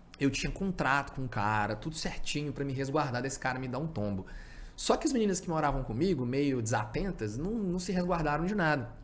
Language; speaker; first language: Portuguese; native; Portuguese